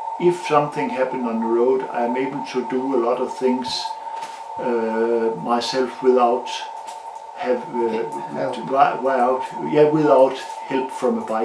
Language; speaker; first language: English; non-native, learner; Danish